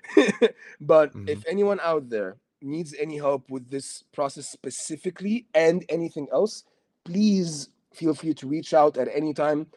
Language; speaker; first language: English; non-native, fluent; Arabic